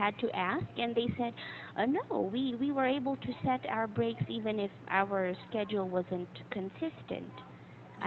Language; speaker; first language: English; non-native, fluent; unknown